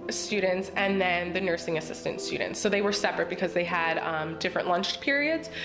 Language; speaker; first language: English; native; English